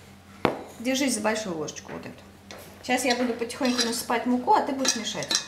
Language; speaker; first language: Russian; native; Russian